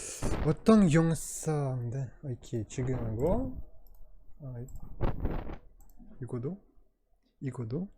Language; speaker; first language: Korean; non-native, learner; Russian